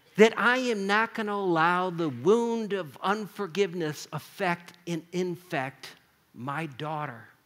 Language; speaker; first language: English; native; English